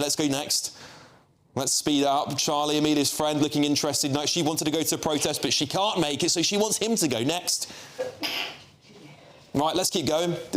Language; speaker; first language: English; native; English